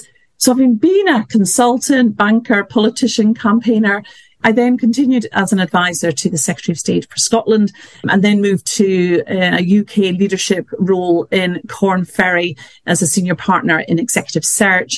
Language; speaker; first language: English; native; English